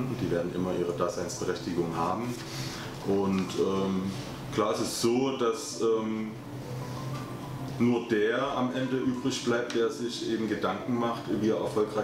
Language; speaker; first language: German; native; German